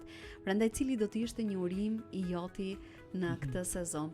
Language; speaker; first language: Albanian; native; Albanian